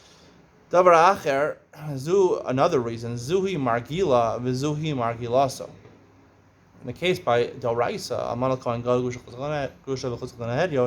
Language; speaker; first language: English; native; English